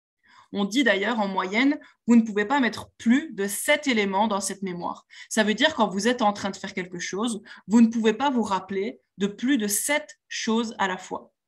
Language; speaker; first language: French; native; French